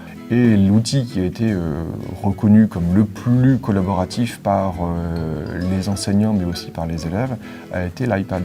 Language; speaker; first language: French; native; French